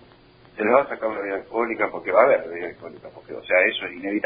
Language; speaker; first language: Spanish; native; Spanish